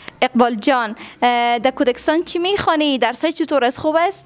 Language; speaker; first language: Persian; native; Persian